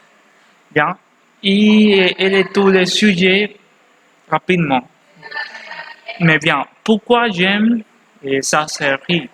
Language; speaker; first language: French; non-native, learner; Spanish